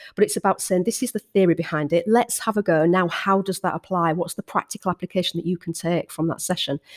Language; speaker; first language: English; native; English